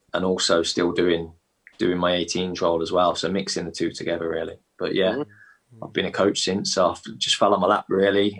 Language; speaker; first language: English; native; English